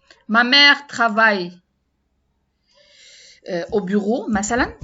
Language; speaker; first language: French; non-native, learner; Arabic